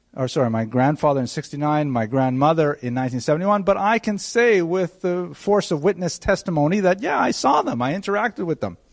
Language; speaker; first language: English; native; English